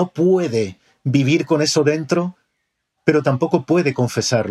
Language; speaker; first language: Spanish; native; Spanish